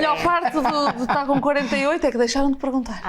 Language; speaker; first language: Portuguese; native; Portuguese